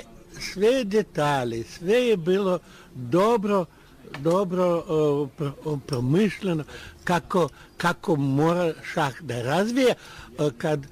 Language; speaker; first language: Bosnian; non-native, learner; Russian